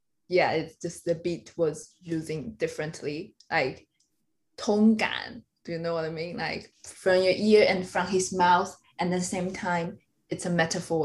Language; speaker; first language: English; non-native, fluent; Chinese